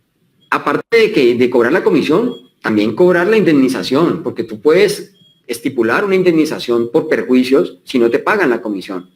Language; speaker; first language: Spanish; native; Spanish